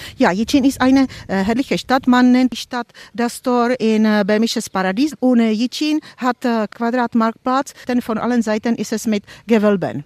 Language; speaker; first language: German; non-native, fluent; Czech